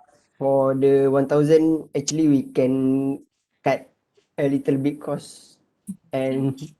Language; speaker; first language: English; non-native, learner; Malay